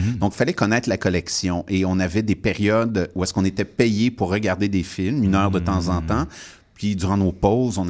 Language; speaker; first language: French; native; French